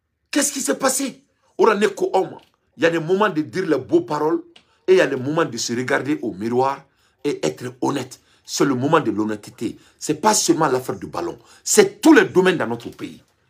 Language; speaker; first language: French; non-native, local second language; Bambara